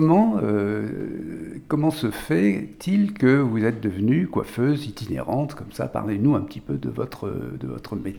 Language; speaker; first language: French; native; French